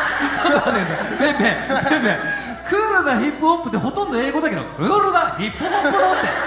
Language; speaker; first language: Japanese; native; Japanese